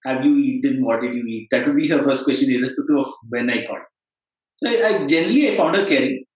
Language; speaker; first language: English; non-native, local second language; Kannada